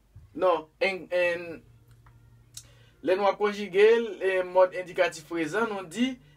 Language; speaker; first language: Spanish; non-native, fluent; Haitian Creole